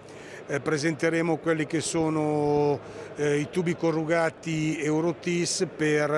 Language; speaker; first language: Italian; native; Italian